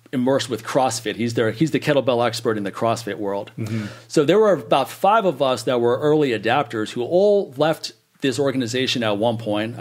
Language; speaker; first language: English; native; English